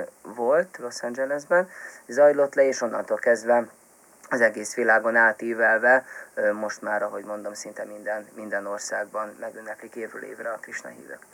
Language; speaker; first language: Hungarian; native; Hungarian